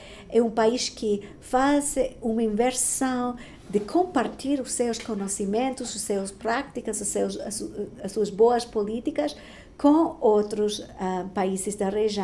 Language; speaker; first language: Portuguese; non-native, fluent; Spanish